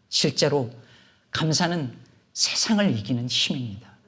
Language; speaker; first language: Korean; native; Korean